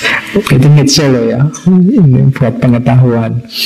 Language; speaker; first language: Indonesian; non-native, local second language; Javanese